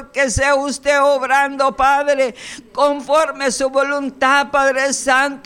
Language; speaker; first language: Spanish; native; Spanish